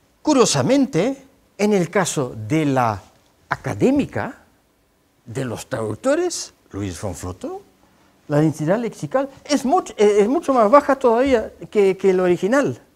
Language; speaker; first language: Spanish; non-native, fluent; Dutch